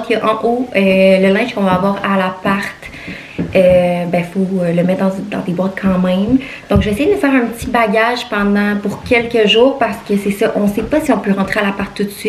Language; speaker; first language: French; native; French